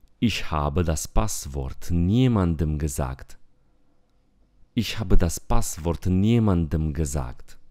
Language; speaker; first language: German; non-native, fluent; Romanian